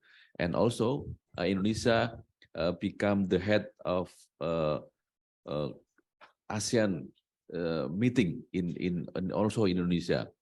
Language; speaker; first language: English; non-native, learner; Indonesian